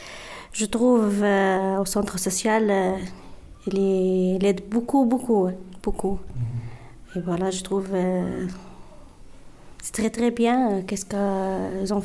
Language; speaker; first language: French; non-native, learner; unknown